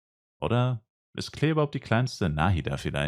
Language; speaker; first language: German; native; German